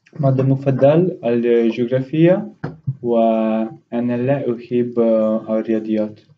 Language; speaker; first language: Arabic; non-native, learner; Romanian